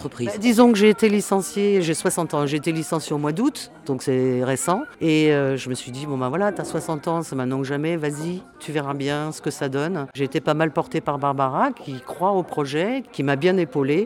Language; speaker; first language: French; native; French